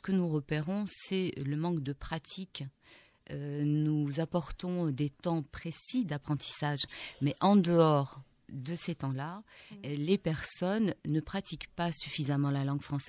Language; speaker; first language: French; native; French